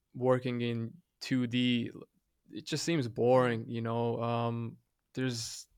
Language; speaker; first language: English; non-native, fluent; Latvian